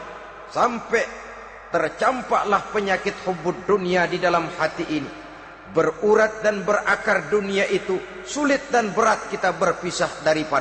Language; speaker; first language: Indonesian; native; Indonesian